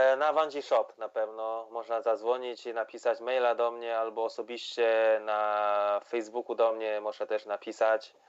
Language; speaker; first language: Polish; non-native, fluent; Chinese